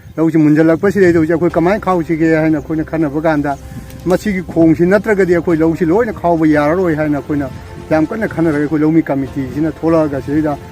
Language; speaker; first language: Manipuri; native; Manipuri